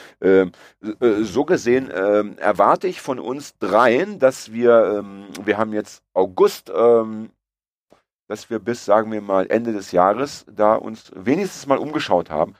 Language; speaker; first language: German; early bilingual, other home language; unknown